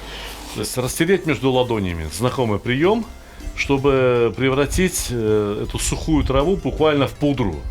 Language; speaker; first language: Russian; native; Russian